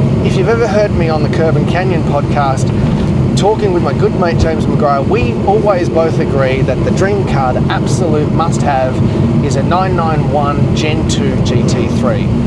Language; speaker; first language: English; native; English